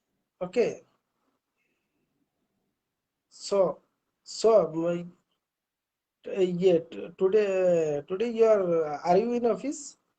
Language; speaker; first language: English; non-native, learner; Bangla